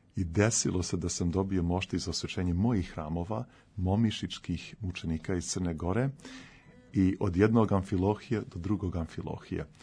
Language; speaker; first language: Serbian; early bilingual, heritage; Serbian